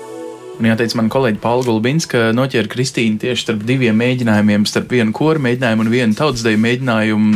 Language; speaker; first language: Latvian; native; Latvian